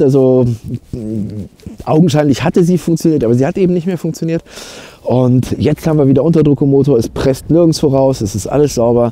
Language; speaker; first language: German; native; German